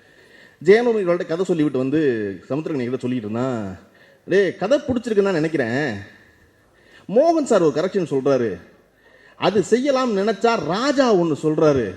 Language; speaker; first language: Tamil; native; Tamil